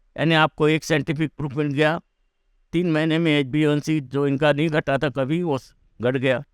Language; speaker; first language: Hindi; native; Hindi